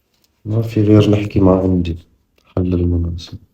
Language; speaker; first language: Arabic; non-native, learner; Amharic